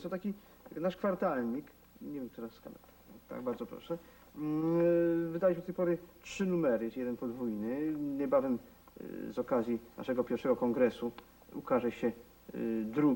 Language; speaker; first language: Polish; non-native, local second language; Rusyn